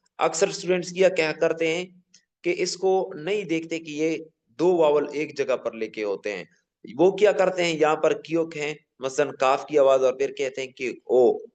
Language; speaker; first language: Urdu; non-native, local second language; Pashto